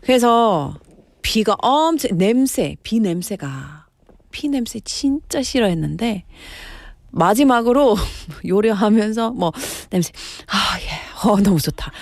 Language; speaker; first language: Korean; non-native, learner; English